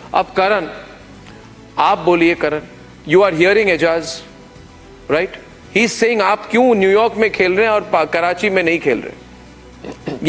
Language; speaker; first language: Hindi; non-native, local second language; Assamese